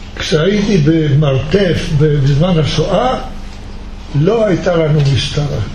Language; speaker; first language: Hebrew; non-native, fluent; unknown